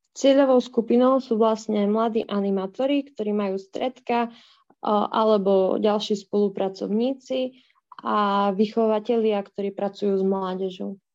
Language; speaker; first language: Slovak; native; Slovak